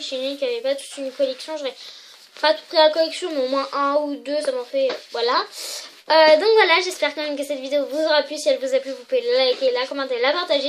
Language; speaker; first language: French; native; French